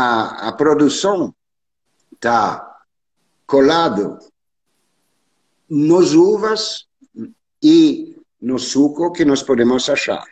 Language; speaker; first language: Portuguese; non-native, learner; French